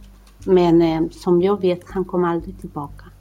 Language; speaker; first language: Swedish; non-native, fluent; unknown